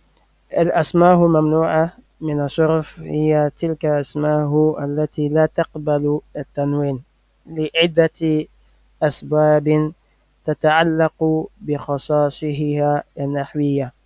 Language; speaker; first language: Arabic; non-native, fluent; French